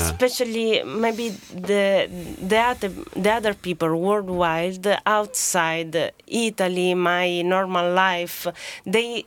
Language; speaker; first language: English; non-native, fluent; Italian